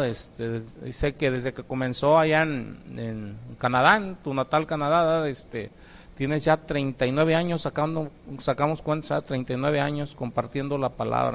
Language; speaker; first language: Spanish; native; Spanish